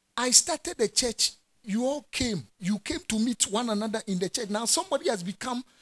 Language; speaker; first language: English; non-native, local second language; Akan